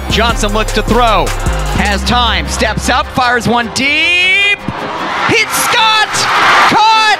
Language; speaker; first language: English; native; English